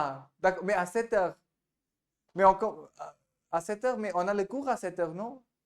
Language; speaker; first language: French; non-native, fluent; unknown